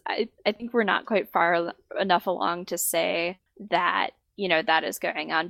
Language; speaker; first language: English; native; English